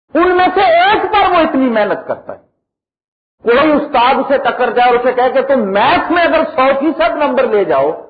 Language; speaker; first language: Urdu; non-native, local second language; Punjabi